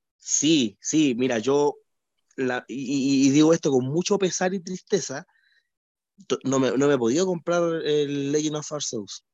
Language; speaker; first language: Spanish; native; Spanish